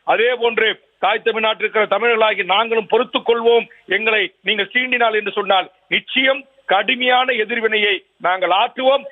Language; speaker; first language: Tamil; native; Tamil